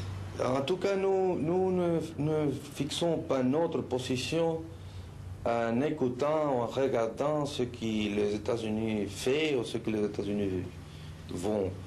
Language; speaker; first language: French; non-native, fluent; Spanish